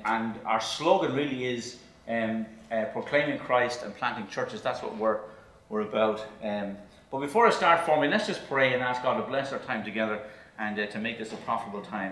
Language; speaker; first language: English; native; English